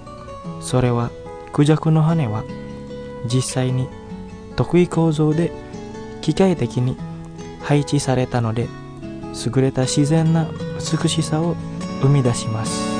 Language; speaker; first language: Japanese; non-native, fluent; Indonesian